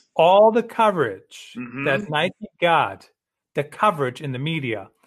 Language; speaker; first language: English; early bilingual, other home language; German